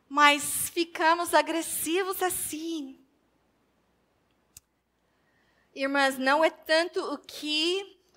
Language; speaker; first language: Portuguese; non-native, fluent; English